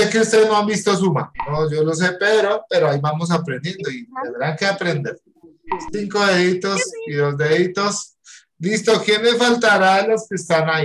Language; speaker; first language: Spanish; native; Spanish